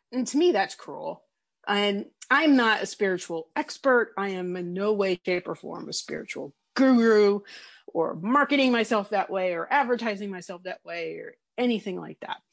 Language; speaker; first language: English; native; English